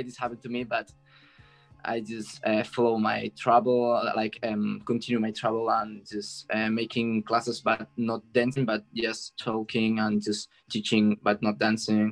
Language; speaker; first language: English; non-native, learner; Spanish